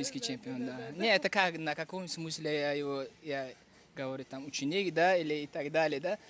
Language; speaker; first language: Russian; non-native, fluent; Uzbek